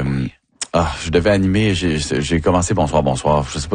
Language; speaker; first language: French; native; French